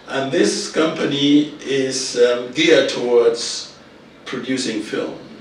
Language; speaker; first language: English; non-native, local second language; Luyia